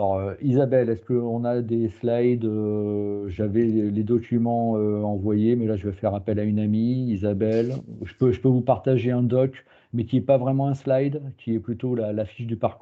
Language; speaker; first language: French; native; French